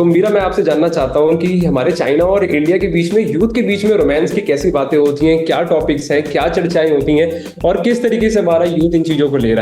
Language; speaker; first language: Hindi; native; Hindi